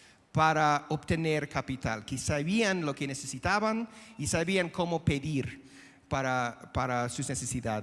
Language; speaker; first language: Spanish; non-native, fluent; English